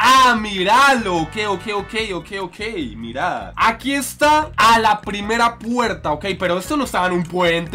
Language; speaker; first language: Spanish; native; Spanish